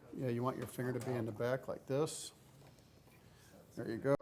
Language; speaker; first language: English; native; English